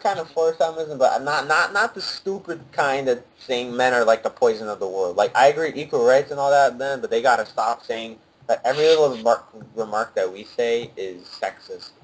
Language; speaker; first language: English; native; English